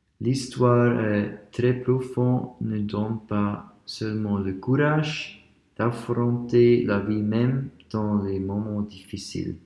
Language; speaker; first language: French; non-native, learner; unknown